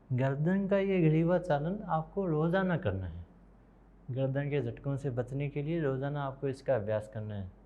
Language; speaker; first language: Hindi; native; Hindi